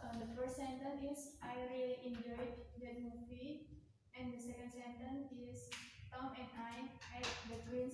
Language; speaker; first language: English; non-native, learner; Indonesian